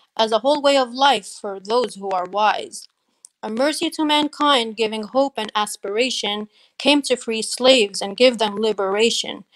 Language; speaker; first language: English; native; English